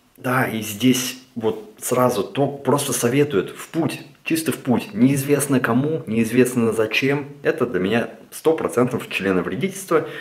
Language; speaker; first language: Russian; early bilingual, heritage; Russian